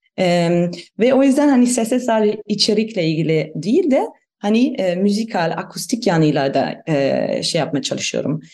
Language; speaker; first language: Turkish; non-native, fluent; German